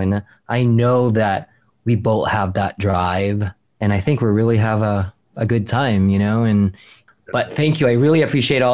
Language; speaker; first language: English; non-native, local second language; Filipino